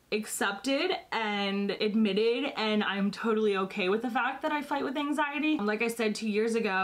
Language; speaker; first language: English; native; English